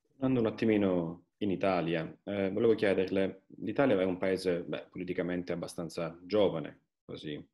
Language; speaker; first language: Italian; native; Italian